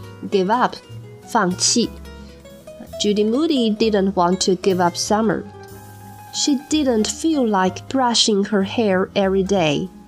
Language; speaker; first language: English; non-native, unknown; Chinese